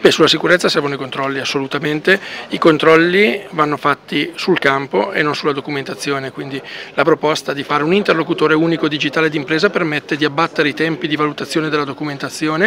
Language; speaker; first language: Italian; native; Italian